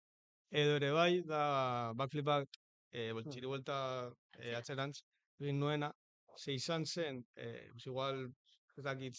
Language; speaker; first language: Basque; non-native, local second language; Spanish